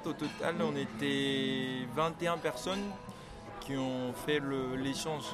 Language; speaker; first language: French; non-native, local second language; Ewe